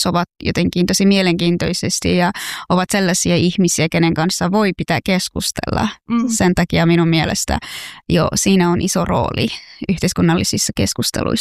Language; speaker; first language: Finnish; non-native, fluent; Persian